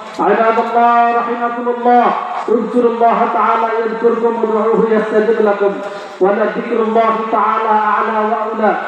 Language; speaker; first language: Arabic; non-native, fluent; Bangla